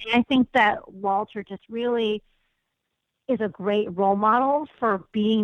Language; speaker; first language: English; native; English